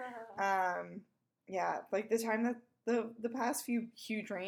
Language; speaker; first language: English; native; English